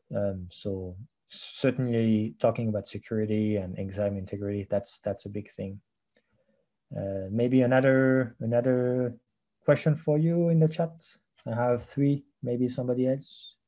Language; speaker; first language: English; non-native, fluent; French